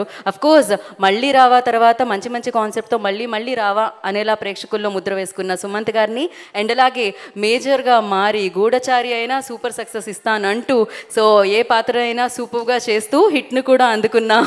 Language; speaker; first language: Telugu; native; Telugu